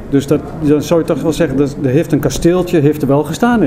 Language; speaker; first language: Dutch; native; Dutch